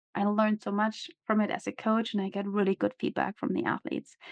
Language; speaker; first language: English; non-native, fluent; German